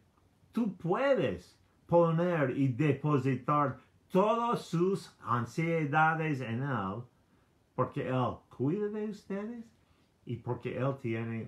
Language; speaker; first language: Spanish; non-native, learner; English